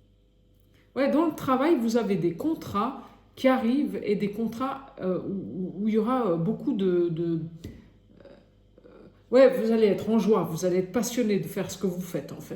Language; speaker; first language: French; native; French